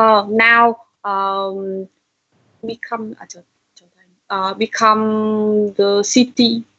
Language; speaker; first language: English; non-native, learner; Vietnamese